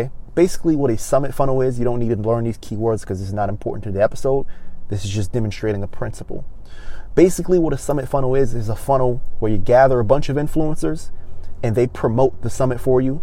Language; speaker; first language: English; native; English